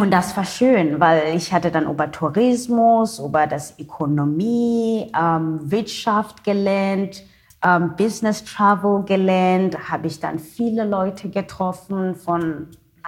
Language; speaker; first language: German; non-native, learner; Xhosa